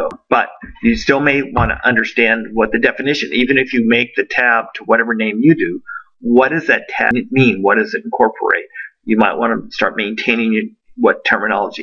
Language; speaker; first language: English; native; English